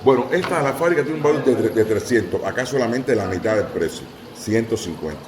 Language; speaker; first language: Spanish; native; Spanish